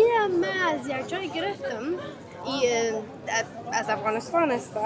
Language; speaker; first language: Persian; early bilingual, heritage; Persian